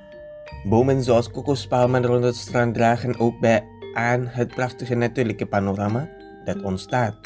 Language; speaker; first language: Dutch; non-native, fluent; Indonesian